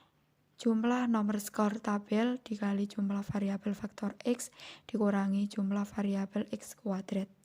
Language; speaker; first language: Indonesian; native; Indonesian